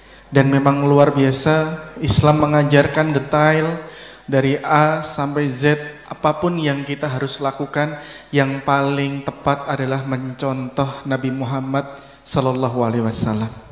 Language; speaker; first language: Indonesian; native; Indonesian